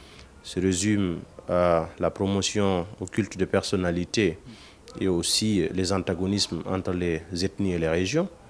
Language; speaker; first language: French; non-native, local second language; Fula